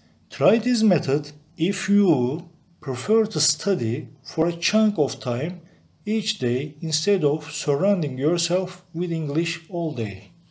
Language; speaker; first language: English; non-native, fluent; Turkish